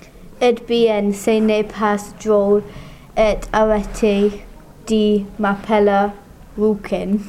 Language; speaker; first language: French; non-native, learner; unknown